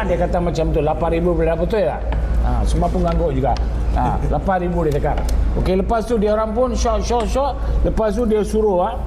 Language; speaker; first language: Malay; non-native, local second language; Tamil